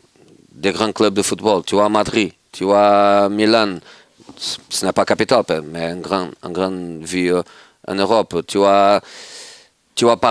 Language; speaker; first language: French; non-native, fluent; Portuguese